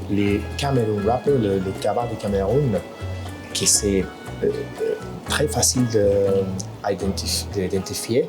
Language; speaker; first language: French; non-native, fluent; Spanish